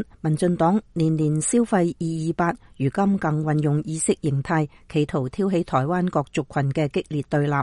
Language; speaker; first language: Chinese; native; Chinese